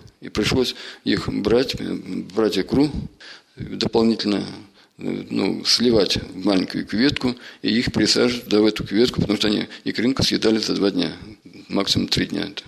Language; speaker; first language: Russian; native; Russian